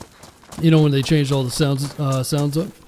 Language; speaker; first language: English; native; English